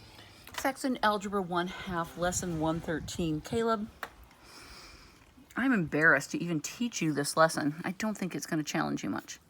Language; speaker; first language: English; native; English